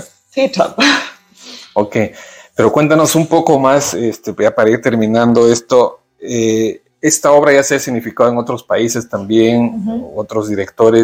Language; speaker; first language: Spanish; native; Spanish